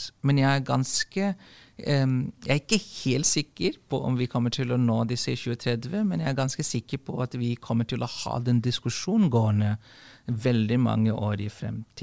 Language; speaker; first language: Norwegian; non-native, fluent; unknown